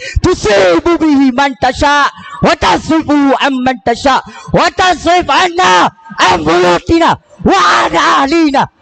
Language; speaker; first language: Arabic; non-native, learner; Achinese